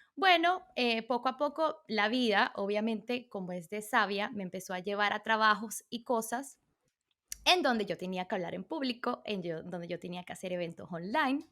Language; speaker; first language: Spanish; early bilingual, other home language; Portuguese